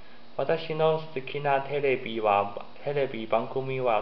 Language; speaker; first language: Japanese; non-native, learner; Chinese